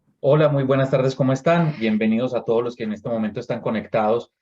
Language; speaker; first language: Spanish; native; Spanish